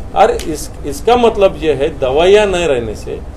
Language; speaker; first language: Hindi; non-native, local second language; Marathi